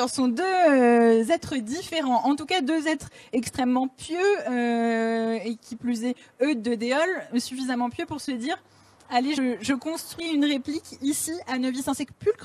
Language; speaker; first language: French; native; French